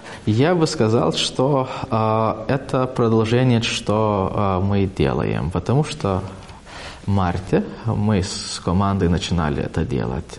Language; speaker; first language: Russian; non-native, fluent; Lithuanian